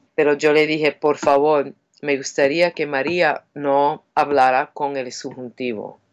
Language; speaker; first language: Spanish; non-native, fluent; English